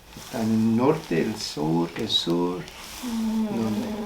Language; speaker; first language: Spanish; early bilingual, heritage; Spanish